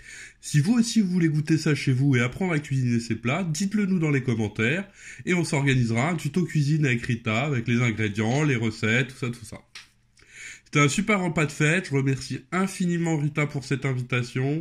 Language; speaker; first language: French; native; French